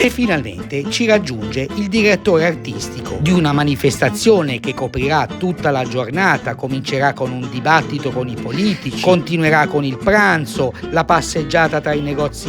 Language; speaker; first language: Italian; native; Italian